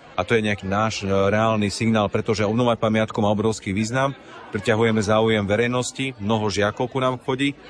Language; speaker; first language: Slovak; native; Slovak